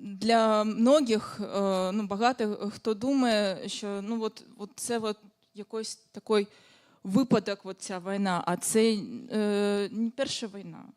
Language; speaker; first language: Ukrainian; non-native, fluent; Russian